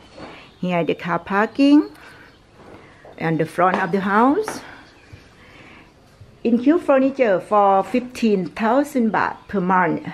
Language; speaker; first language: English; non-native, learner; Thai